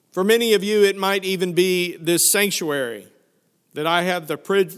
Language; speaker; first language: English; native; English